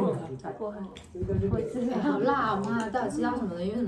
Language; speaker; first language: Chinese; native; Chinese